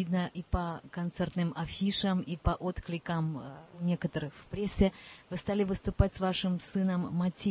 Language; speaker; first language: Russian; native; Russian